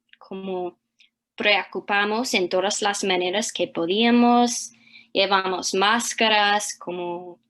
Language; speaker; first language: Spanish; early bilingual, heritage; English